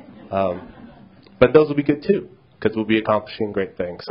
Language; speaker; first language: English; native; English